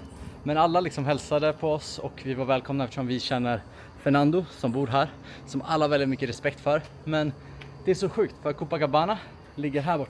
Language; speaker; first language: Swedish; native; Swedish